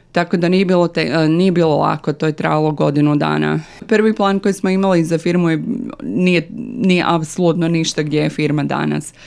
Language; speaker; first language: Croatian; early bilingual, other home language; English